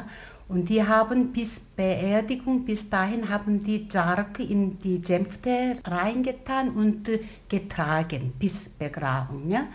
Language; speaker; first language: German; non-native, learner; Korean